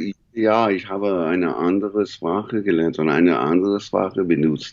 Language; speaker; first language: German; non-native, learner; English